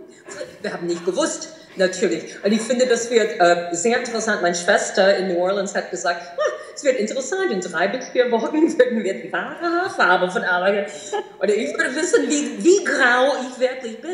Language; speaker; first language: German; non-native, fluent; English